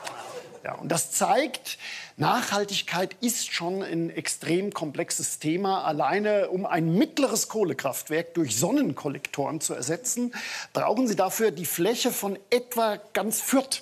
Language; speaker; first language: German; native; German